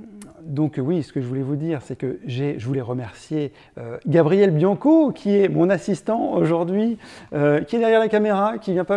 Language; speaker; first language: French; native; French